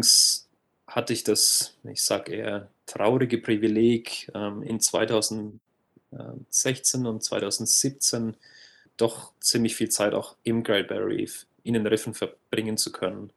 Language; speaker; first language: German; native; German